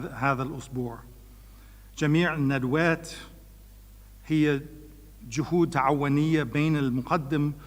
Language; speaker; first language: Arabic; non-native, learner; English